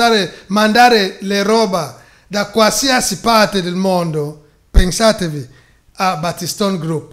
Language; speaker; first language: Italian; non-native, fluent; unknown